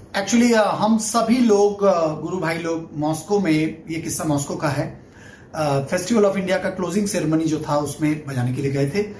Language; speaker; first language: Hindi; non-native, local second language; Bangla